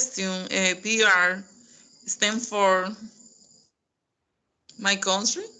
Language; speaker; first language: English; non-native, learner; Spanish